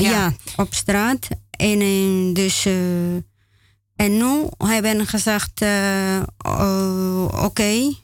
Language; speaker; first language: Dutch; non-native, learner; Spanish